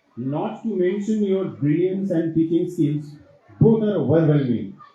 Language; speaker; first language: English; non-native, local second language; Bangla